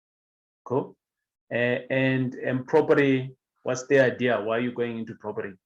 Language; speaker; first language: English; non-native, local second language; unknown